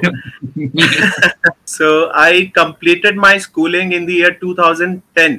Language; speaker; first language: English; non-native, local second language; Hindi